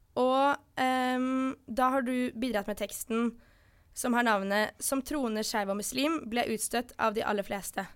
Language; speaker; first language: Norwegian; native; Norwegian